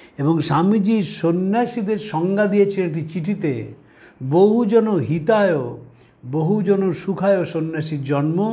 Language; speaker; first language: Bangla; native; Bangla